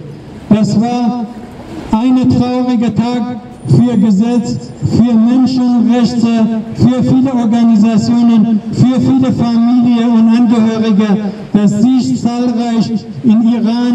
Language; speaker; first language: German; non-native, learner; Persian